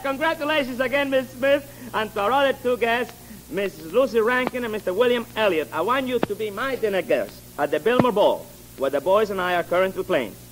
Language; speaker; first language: English; non-native, fluent; Spanish